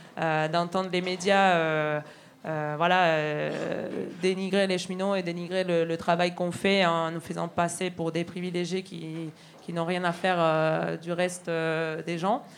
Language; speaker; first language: French; non-native, fluent; Spanish